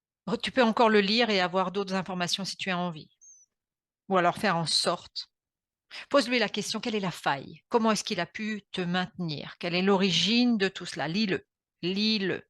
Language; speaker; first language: French; native; French